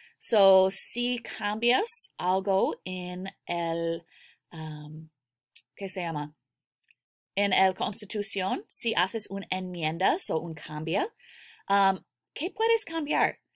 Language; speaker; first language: Spanish; non-native, learner; English